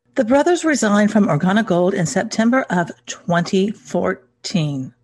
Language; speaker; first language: English; native; English